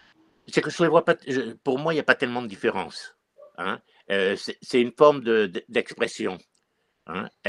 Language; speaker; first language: French; non-native, fluent; Spanish